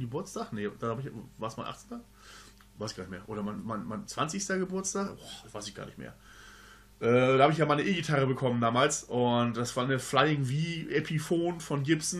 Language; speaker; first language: German; native; German